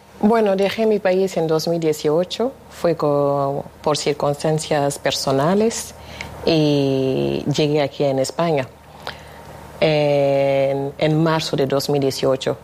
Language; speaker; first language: Spanish; non-native, fluent; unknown